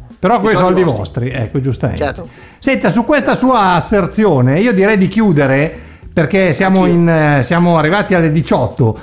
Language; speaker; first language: Italian; native; Italian